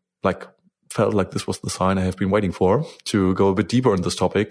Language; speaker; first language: English; non-native, fluent; German